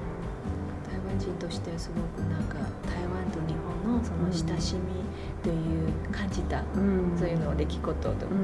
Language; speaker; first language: Japanese; non-native, fluent; Chinese